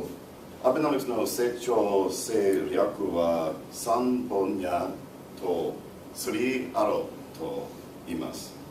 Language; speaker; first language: Japanese; non-native, learner; English